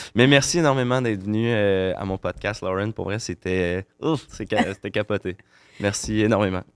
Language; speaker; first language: French; native; French